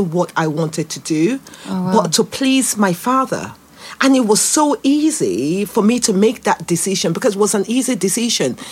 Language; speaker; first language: English; non-native, local second language; Yoruba